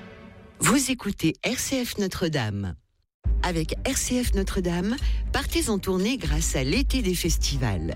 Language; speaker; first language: French; native; French